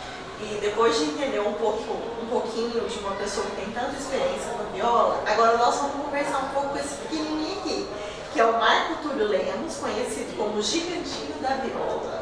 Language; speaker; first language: Portuguese; native; Portuguese